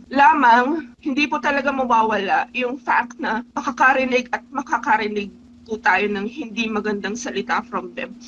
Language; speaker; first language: Filipino; native; Filipino